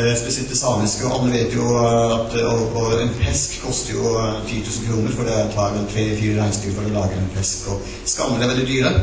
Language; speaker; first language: Norwegian; non-native, local second language; Northern Sami